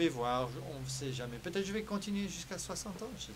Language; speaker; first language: French; early bilingual, heritage; French